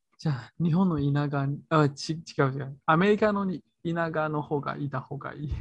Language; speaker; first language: Japanese; non-native, learner; Chinese